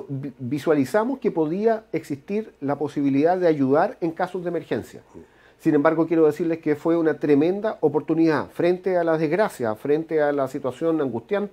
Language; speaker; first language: Spanish; native; Spanish